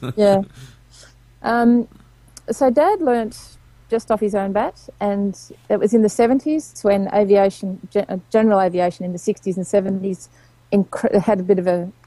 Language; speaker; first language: English; native; English